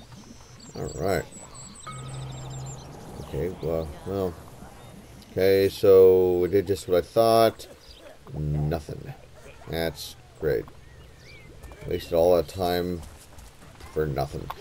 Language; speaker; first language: English; native; English